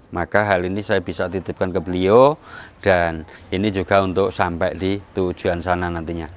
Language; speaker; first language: Indonesian; non-native, local second language; Javanese